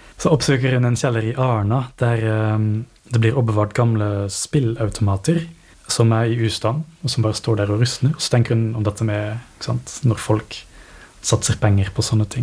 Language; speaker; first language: Norwegian; native; Norwegian